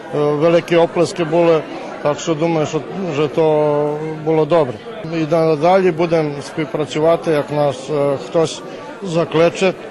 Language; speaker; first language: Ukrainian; early bilingual, heritage; Ukrainian